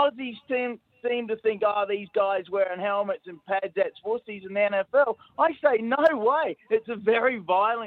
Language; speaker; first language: English; native; English